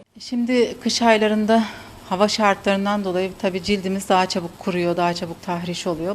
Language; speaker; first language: Turkish; native; Turkish